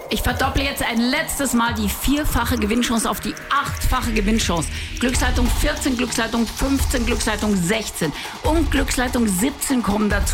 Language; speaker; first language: German; native; German